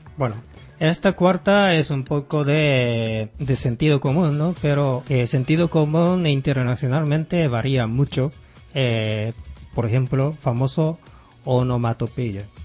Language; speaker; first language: Spanish; non-native, fluent; Japanese